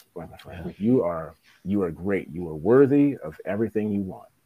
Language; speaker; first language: English; native; English